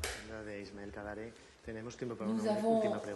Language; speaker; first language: Spanish; native; Spanish